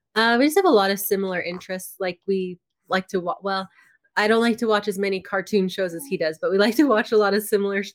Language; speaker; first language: English; native; English